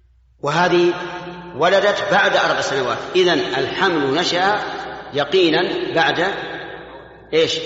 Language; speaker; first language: Arabic; native; Arabic